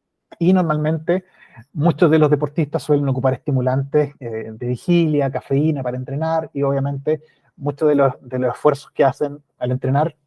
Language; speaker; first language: Spanish; native; Spanish